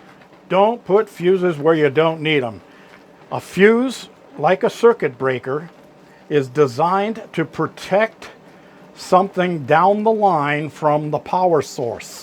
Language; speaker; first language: English; native; English